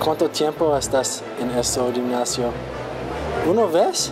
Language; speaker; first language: Spanish; non-native, learner; English